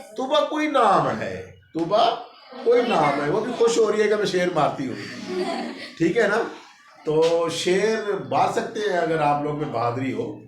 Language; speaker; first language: Urdu; non-native, local second language; Saraiki